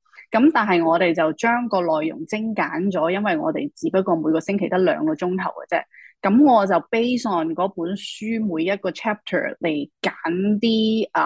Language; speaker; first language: Cantonese; early bilingual, heritage; English